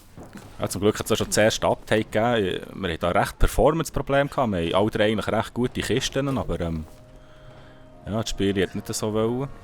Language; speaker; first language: German; native; German